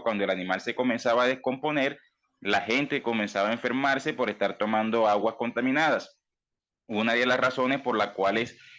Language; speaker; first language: Spanish; native; Spanish